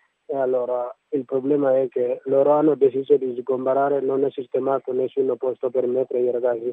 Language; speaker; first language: Italian; non-native, learner; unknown